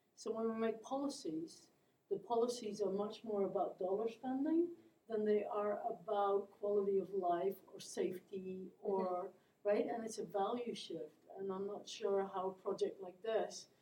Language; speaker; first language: English; non-native, fluent; Dutch